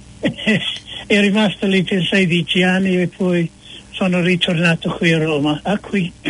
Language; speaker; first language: Italian; non-native, fluent; English